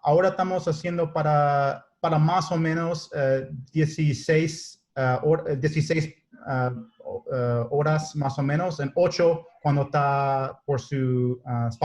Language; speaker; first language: Spanish; non-native, learner; English